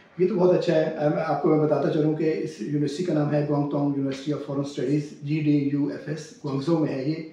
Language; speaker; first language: Urdu; native; Urdu